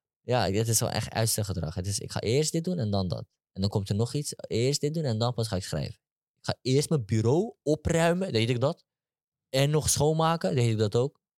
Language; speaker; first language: Dutch; early bilingual, other home language; Turkish